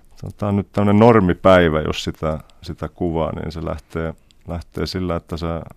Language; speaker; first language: Finnish; native; Finnish